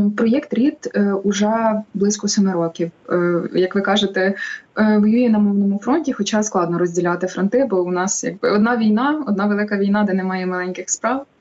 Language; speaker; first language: Ukrainian; native; Ukrainian